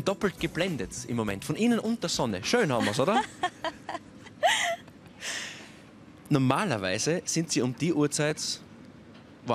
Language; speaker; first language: German; native; German